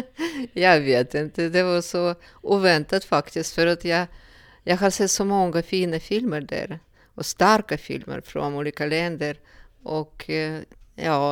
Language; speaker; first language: Swedish; non-native, fluent; Russian